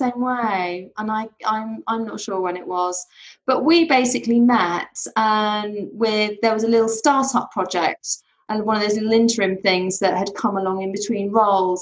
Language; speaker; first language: English; native; English